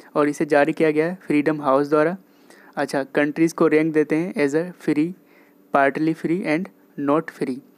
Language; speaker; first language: Hindi; native; Hindi